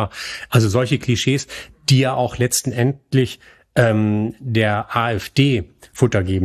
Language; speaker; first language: German; native; German